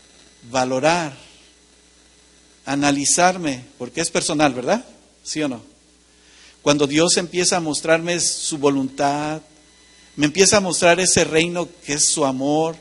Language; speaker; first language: Spanish; native; Spanish